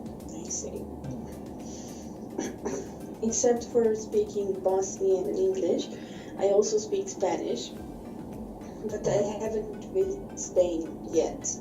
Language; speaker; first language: English; non-native, fluent; Bosnian